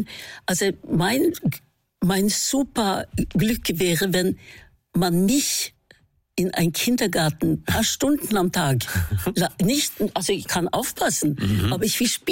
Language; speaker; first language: German; non-native, fluent; Norwegian